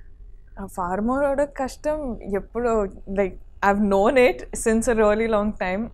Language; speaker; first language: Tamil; non-native, learner; Kodava